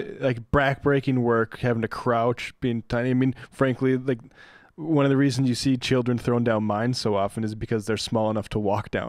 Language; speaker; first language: English; native; English